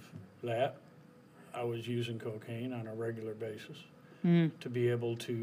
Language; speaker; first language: English; native; English